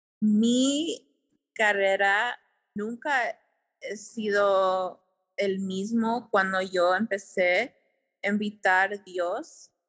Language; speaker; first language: Spanish; early bilingual, heritage; Spanish